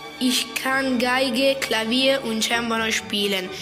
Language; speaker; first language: German; non-native, learner; Italian